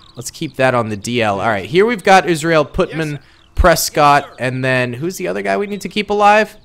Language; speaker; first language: English; native; English